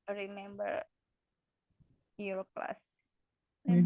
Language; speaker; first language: English; non-native, learner; Indonesian